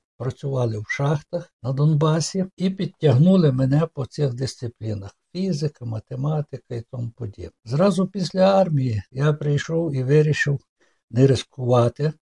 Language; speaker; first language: Ukrainian; native; Ukrainian